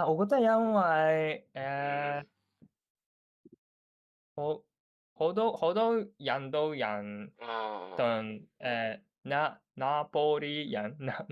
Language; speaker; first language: Cantonese; non-native, learner; Japanese